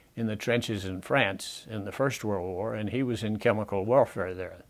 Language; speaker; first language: English; native; English